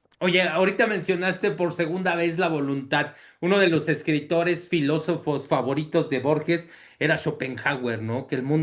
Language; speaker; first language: Spanish; native; Spanish